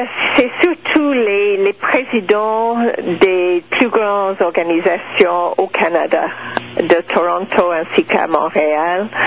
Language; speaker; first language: French; non-native, local second language; English